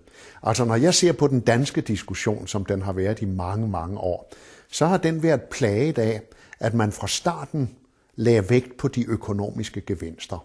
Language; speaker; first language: Danish; native; Danish